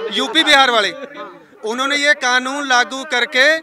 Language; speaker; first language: Hindi; native; Hindi